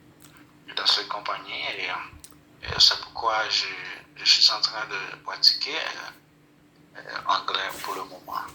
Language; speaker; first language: French; non-native, local second language; Haitian Creole